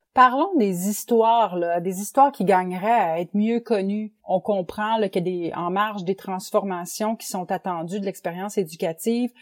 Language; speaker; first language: French; native; French